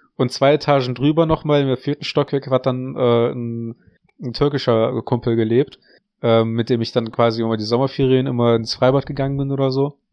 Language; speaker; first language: German; early bilingual, other home language; Russian